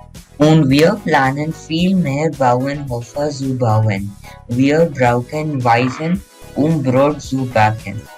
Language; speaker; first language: German; non-native, learner; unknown